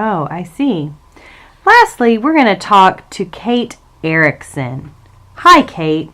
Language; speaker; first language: English; native; English